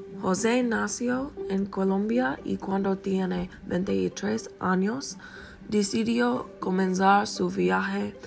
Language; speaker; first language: Spanish; non-native, learner; English